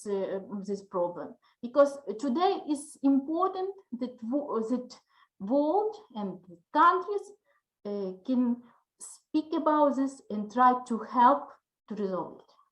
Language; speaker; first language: English; non-native, learner; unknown